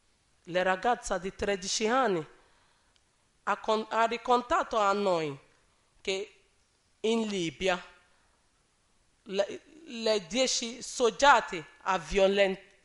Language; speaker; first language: Italian; non-native, learner; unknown